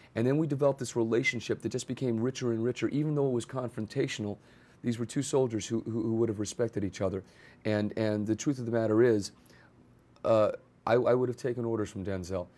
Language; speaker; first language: English; native; English